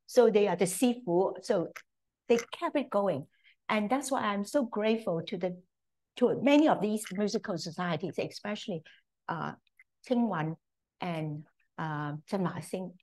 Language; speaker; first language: English; non-native, local second language; Cantonese